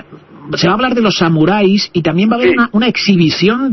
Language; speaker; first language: Spanish; native; Spanish